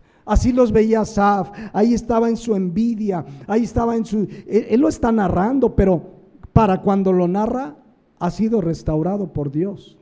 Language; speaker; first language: Spanish; native; Spanish